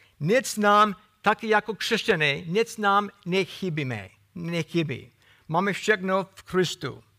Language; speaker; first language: Czech; non-native, fluent; English